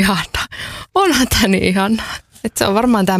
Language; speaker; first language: Finnish; native; Finnish